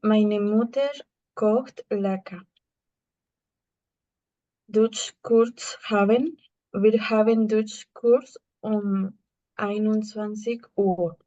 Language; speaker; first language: German; non-native, learner; Spanish